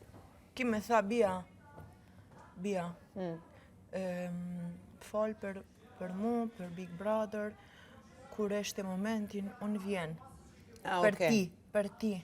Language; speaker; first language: Albanian; early bilingual, heritage; Italian